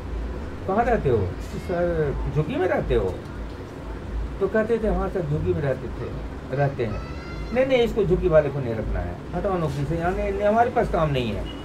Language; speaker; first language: Hindi; native; Hindi